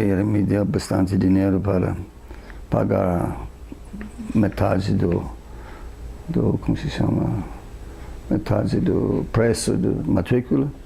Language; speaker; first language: Portuguese; non-native, fluent; English